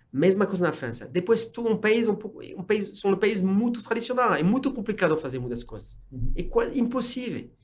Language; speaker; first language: Portuguese; non-native, fluent; French